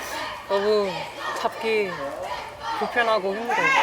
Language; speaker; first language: Korean; non-native, fluent; English